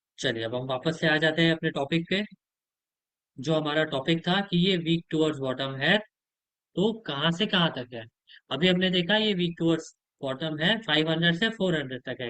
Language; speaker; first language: Hindi; native; Hindi